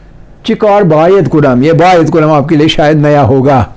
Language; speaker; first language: Persian; non-native, fluent; Urdu